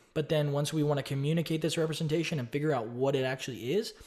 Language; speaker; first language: English; native; English